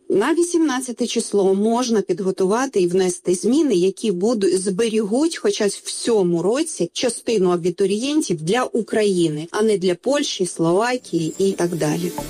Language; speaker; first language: Ukrainian; native; Ukrainian